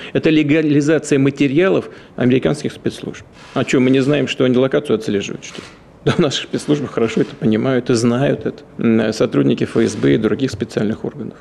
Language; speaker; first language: Russian; native; Russian